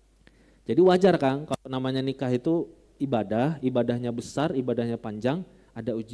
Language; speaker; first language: Indonesian; non-native, local second language; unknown